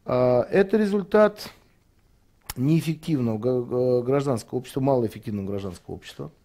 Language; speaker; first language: Russian; native; Russian